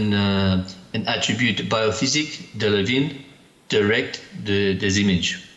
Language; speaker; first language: French; non-native, learner; English